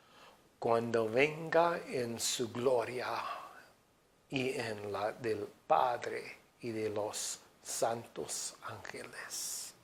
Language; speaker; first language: Spanish; non-native, fluent; English